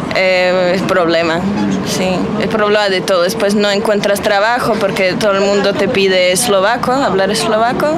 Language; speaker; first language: Spanish; non-native, fluent; Slovak